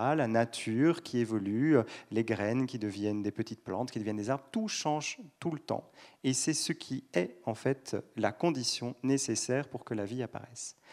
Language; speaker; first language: French; native; French